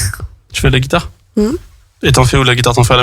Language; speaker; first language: French; native; French